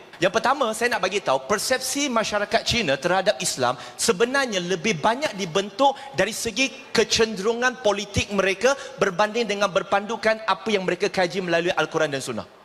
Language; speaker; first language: Malay; non-native, local second language; Chinese